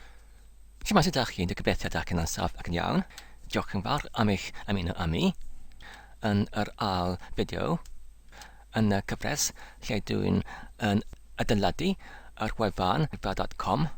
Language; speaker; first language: Welsh; non-native, learner; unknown